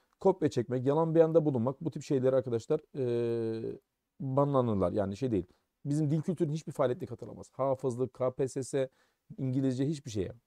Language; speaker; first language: Turkish; early bilingual, heritage; German